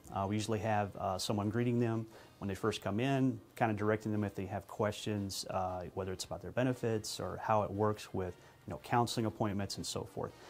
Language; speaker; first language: English; native; English